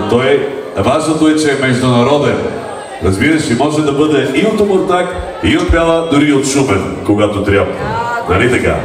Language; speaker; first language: Bulgarian; non-native, local second language; Turkish